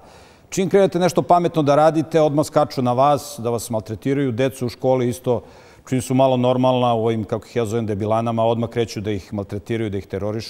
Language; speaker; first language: Serbian; native; Serbian